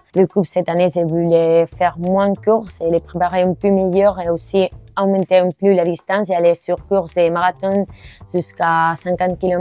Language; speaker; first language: French; non-native, learner; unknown